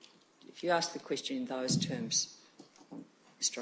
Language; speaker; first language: English; native; English